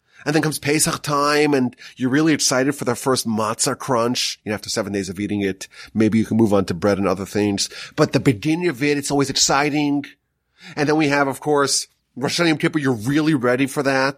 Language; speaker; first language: English; native; English